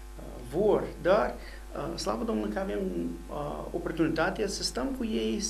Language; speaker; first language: Romanian; non-native, fluent; English